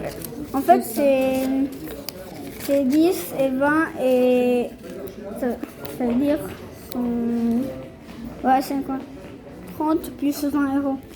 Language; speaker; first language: French; non-native, learner; Arabic